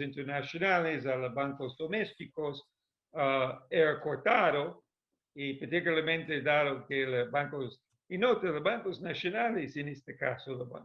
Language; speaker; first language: Spanish; non-native, fluent; English